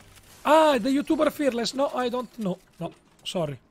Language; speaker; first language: English; non-native, learner; Italian